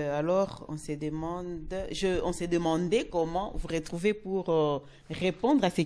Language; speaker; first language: French; non-native, local second language; Lingala